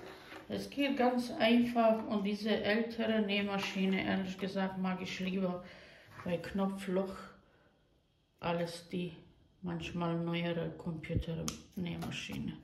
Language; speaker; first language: German; non-native, learner; Croatian